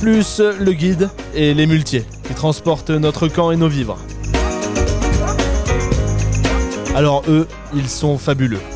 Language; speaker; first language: French; native; French